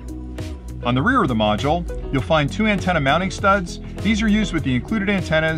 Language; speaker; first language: English; native; English